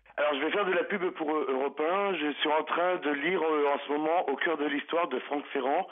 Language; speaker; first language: French; native; French